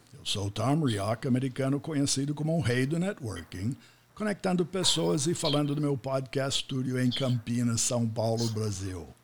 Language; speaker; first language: Portuguese; non-native, fluent; English